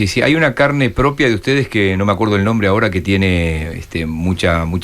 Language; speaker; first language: Spanish; native; Spanish